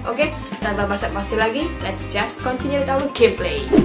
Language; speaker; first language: English; non-native, fluent; Indonesian